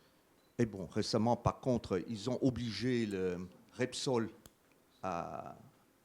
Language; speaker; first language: French; native; French